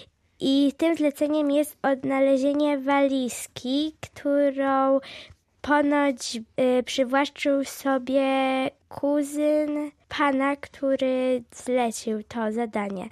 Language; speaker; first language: Polish; native; Polish